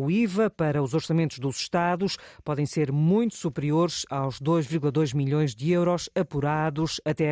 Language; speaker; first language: Portuguese; native; Portuguese